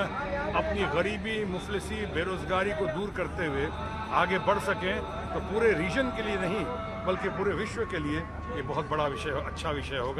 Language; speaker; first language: Hindi; native; Hindi